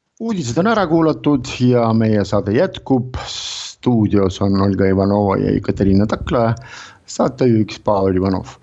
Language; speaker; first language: Estonian; non-native, local second language; Russian